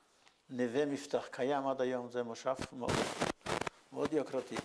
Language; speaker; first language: Hebrew; non-native, fluent; Yiddish